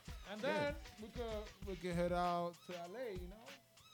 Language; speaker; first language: English; early bilingual, other home language; Spanish